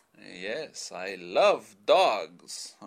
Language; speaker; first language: English; non-native, fluent; Spanish